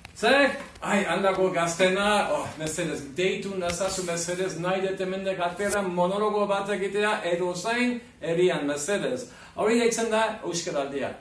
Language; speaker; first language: Basque; non-native, fluent; English